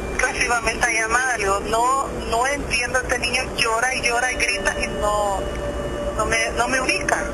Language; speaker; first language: Spanish; native; Spanish